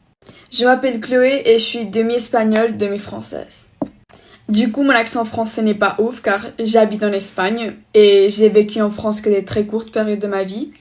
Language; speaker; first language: French; early bilingual, heritage; French